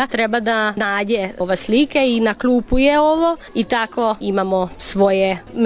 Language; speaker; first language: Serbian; non-native, local second language; Hungarian